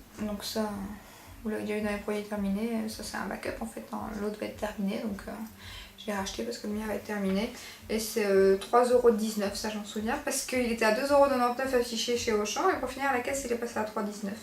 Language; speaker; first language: French; native; French